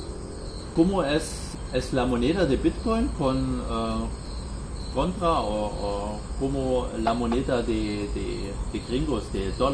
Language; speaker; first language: Spanish; non-native, learner; German